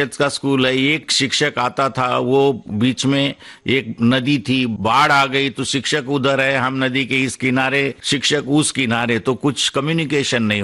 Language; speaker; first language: Hindi; non-native, local second language; Marathi